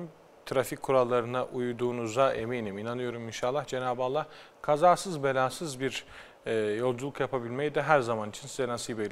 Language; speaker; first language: Turkish; native; Turkish